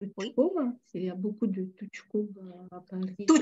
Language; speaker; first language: French; non-native, fluent; Russian